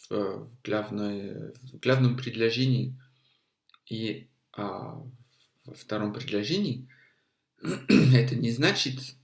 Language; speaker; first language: Russian; non-native, fluent; French